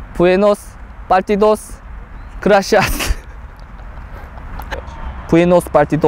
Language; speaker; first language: Spanish; non-native, learner; Korean